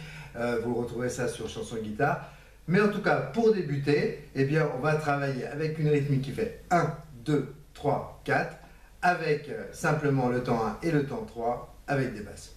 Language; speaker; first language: French; native; French